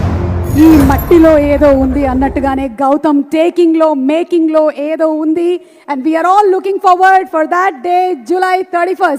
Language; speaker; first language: Telugu; native; Telugu